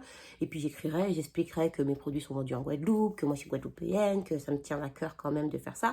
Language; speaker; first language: French; native; French